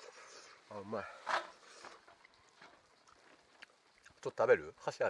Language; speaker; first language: Japanese; native; Japanese